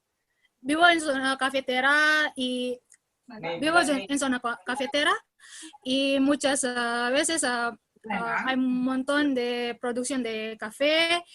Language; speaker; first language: Spanish; non-native, learner; Indonesian